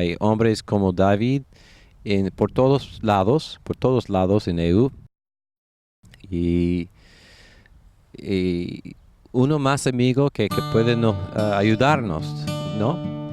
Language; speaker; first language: Spanish; non-native, fluent; English